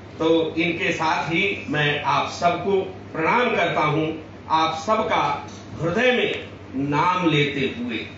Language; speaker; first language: Hindi; native; Hindi